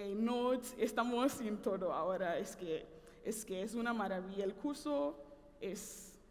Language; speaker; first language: Spanish; non-native, fluent; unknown